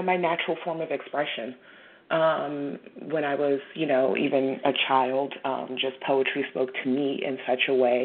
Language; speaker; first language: English; native; English